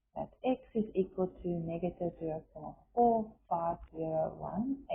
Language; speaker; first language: English; non-native, local second language; Afrikaans